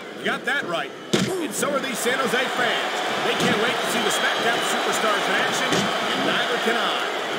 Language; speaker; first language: English; native; English